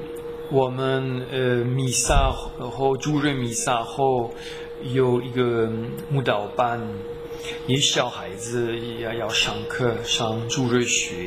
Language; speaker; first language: Chinese; non-native, fluent; French